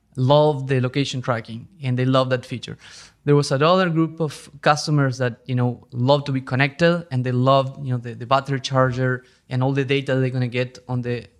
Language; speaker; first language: English; non-native, fluent; Spanish